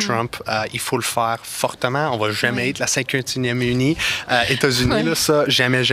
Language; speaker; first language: French; native; French